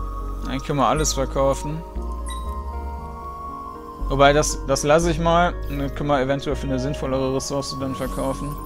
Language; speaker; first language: German; native; German